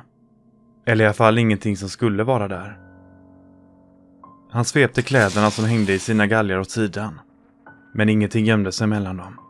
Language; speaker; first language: Swedish; native; Swedish